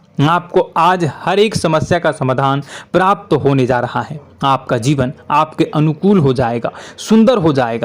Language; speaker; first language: Hindi; native; Hindi